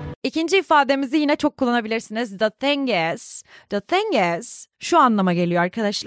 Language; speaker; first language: Turkish; native; Turkish